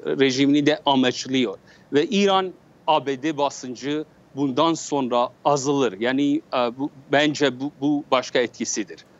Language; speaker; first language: Turkish; non-native, learner; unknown